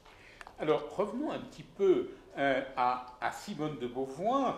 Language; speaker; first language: French; native; French